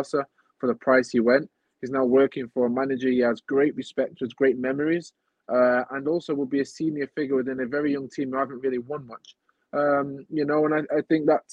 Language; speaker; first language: English; native; English